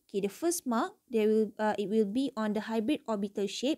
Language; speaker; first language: English; non-native, local second language; Malay